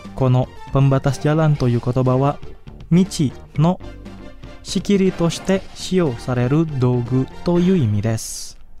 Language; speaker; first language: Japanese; non-native, fluent; Indonesian